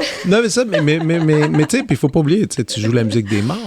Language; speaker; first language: French; native; French